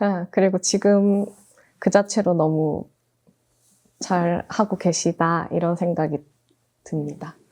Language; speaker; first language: Korean; native; Korean